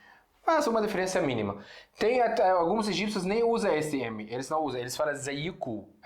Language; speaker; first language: Portuguese; non-native, fluent; Arabic